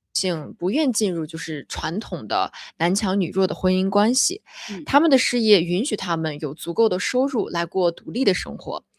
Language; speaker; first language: Chinese; native; Chinese